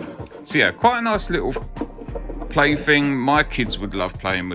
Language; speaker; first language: English; native; English